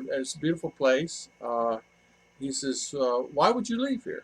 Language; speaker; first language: English; native; English